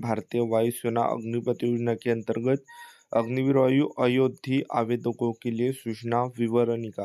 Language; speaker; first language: Hindi; non-native, local second language; Marathi